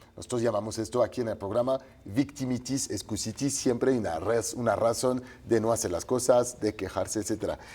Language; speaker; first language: Spanish; non-native, fluent; French